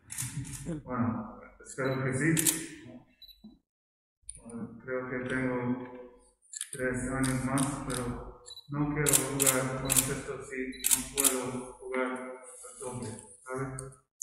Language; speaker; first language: Spanish; non-native, learner; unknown